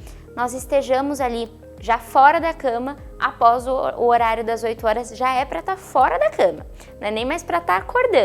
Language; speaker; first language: Portuguese; native; Portuguese